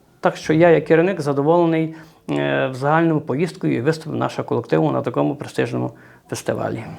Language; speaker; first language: Ukrainian; native; Ukrainian